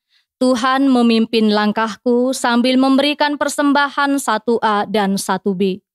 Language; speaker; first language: Indonesian; native; Indonesian